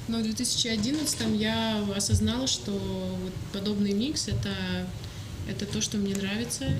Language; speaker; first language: Russian; native; Russian